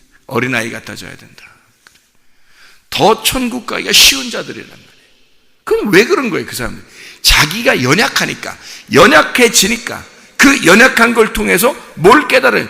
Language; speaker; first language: Korean; native; Korean